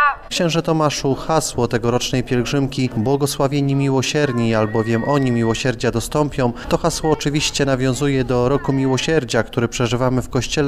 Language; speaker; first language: Polish; native; Polish